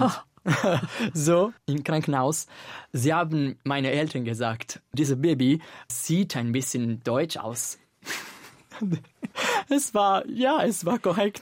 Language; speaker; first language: German; non-native, fluent; Italian